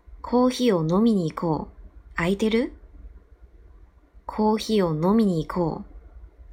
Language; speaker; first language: Japanese; non-native, fluent; Chinese